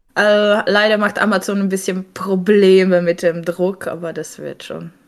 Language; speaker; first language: German; non-native, fluent; Czech